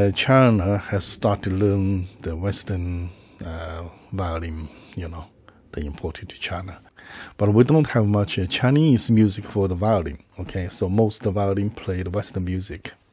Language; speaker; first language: English; non-native, fluent; Chinese